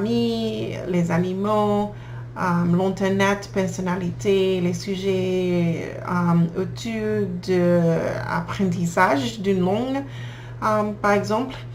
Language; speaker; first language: French; non-native, learner; English